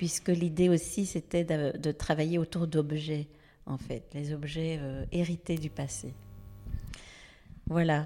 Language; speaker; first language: French; native; French